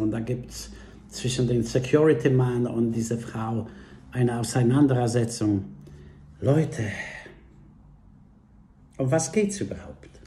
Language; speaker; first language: German; non-native, fluent; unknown